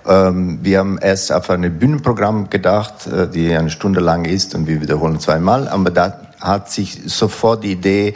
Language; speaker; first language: German; non-native, fluent; Italian